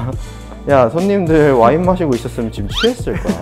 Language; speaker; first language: Korean; native; Korean